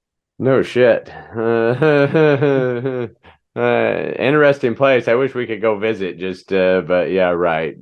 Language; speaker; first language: English; native; English